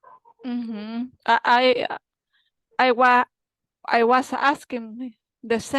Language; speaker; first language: English; non-native, learner; Spanish